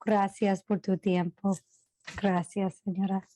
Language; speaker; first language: Spanish; non-native, fluent; English